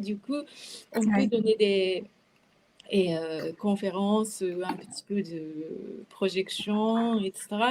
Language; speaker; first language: French; non-native, fluent; Japanese